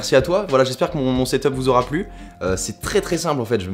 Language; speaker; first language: French; native; French